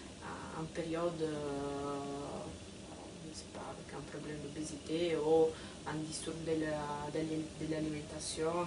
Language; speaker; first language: French; non-native, fluent; Italian